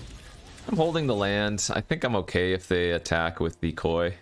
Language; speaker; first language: English; native; English